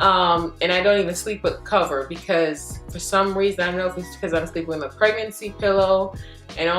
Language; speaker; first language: English; native; English